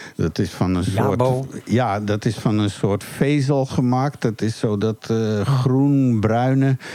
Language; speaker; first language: Dutch; early bilingual, other home language; Hungarian